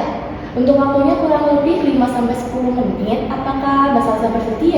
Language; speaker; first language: Indonesian; native; Indonesian